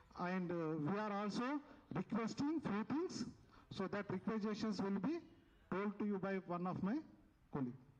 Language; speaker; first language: English; non-native, local second language; Telugu